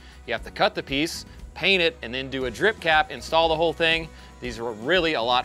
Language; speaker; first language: English; native; English